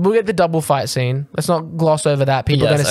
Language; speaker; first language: English; native; English